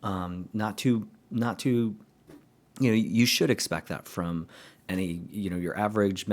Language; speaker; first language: English; native; English